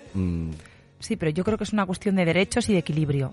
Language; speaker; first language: Spanish; native; Spanish